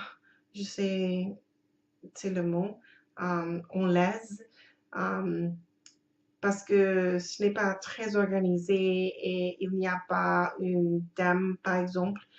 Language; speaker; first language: French; non-native, learner; English